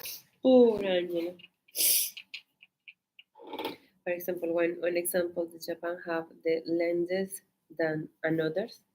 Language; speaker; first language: English; non-native, learner; Spanish